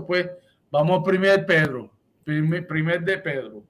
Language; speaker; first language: Spanish; early bilingual, heritage; Spanish